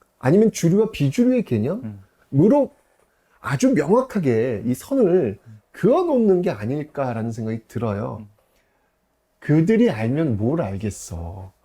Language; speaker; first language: Korean; native; Korean